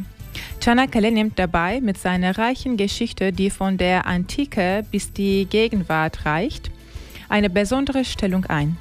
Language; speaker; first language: German; non-native, fluent; Turkish